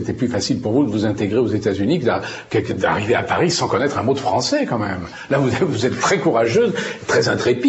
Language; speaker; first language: French; native; French